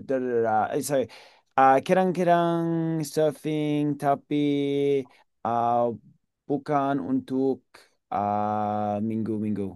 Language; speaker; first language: Indonesian; non-native, learner; English